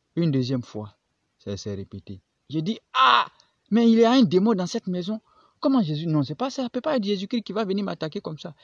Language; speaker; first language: French; non-native, local second language; Baoulé